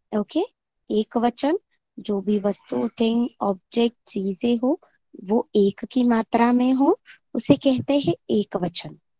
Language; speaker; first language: Hindi; non-native, local second language; Marathi